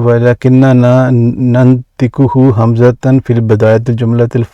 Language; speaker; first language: Arabic; non-native, fluent; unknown